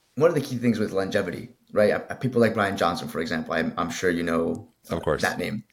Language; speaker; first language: English; early bilingual, other home language; Spanish